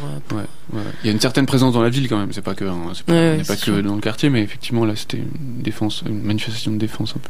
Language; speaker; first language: French; native; French